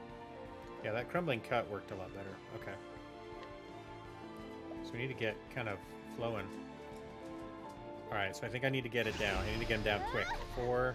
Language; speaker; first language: English; native; English